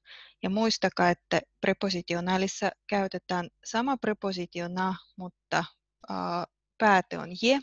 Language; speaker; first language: Finnish; non-native, fluent; Russian